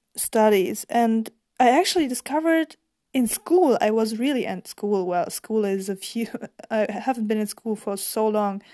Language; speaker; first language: English; non-native, fluent; German